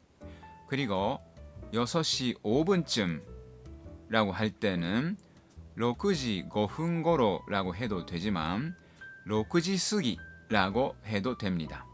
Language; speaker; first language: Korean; non-native, fluent; Japanese